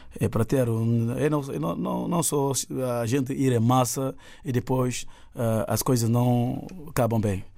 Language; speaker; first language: Portuguese; non-native, local second language; Upper Guinea Crioulo